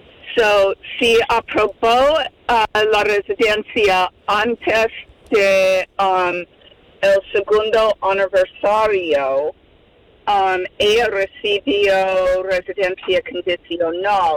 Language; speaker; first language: Spanish; non-native, fluent; English